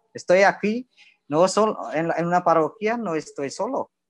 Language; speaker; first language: Spanish; non-native, learner; Indonesian